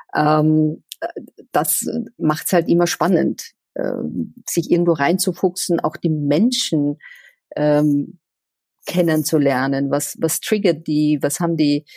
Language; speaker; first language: German; native; German